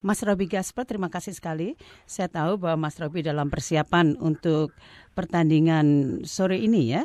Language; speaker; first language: Indonesian; native; Indonesian